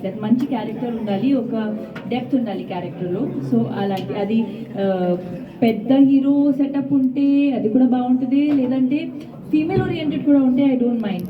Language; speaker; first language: Telugu; non-native, local second language; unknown